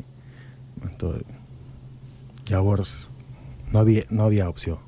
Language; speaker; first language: Catalan; non-native, learner; Spanish